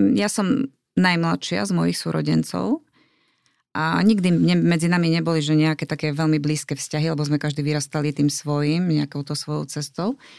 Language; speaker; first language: Slovak; native; Slovak